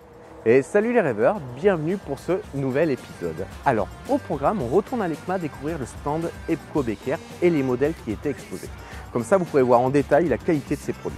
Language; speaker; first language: French; native; French